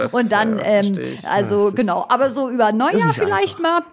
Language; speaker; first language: German; native; German